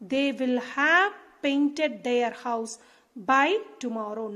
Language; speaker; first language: English; non-native, local second language; Tamil